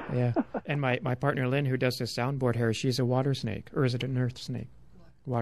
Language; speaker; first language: English; native; English